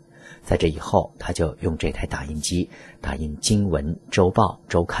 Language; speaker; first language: Chinese; native; Chinese